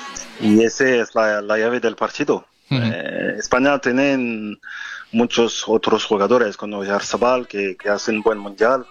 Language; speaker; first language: Spanish; non-native, fluent; French